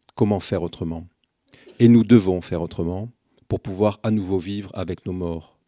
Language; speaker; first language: French; native; French